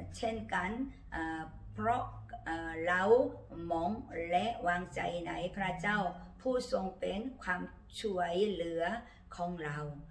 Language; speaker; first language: Thai; non-native, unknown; Korean